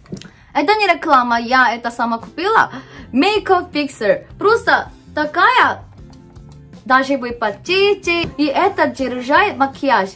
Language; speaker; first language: Russian; non-native, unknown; Korean